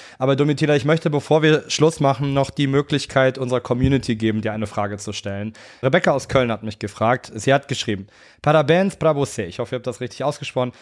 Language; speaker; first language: German; native; German